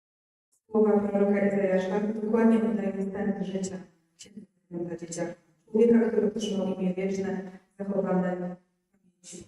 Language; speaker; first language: Polish; native; Polish